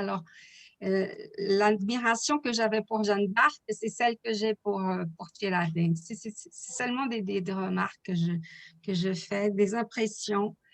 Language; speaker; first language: French; non-native, fluent; Portuguese